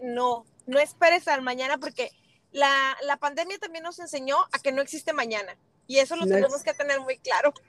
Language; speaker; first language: Spanish; native; Spanish